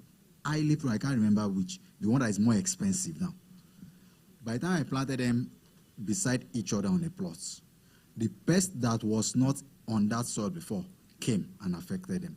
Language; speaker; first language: English; non-native, local second language; Yoruba